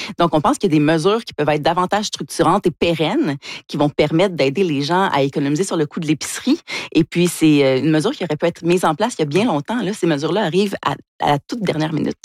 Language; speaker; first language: French; native; French